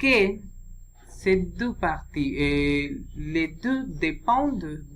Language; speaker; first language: French; non-native, learner; Spanish